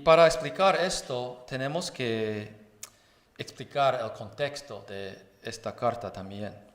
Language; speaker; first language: Spanish; non-native, fluent; Chinese